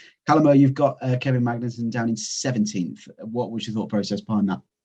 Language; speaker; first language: English; native; English